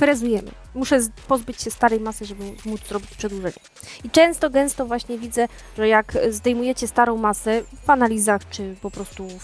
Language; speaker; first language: Polish; native; Polish